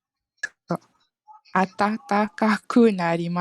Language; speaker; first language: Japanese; non-native, fluent; Malay